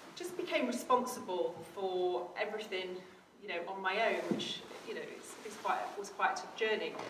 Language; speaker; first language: English; native; English